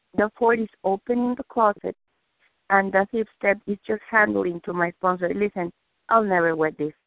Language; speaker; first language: English; non-native, fluent; Spanish